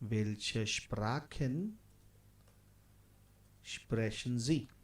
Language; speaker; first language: German; non-native, fluent; Hindi